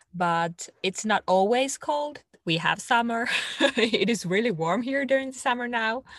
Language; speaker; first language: English; non-native, fluent; Finnish